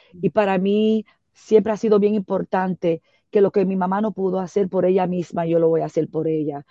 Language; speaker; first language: Spanish; early bilingual, heritage; Spanish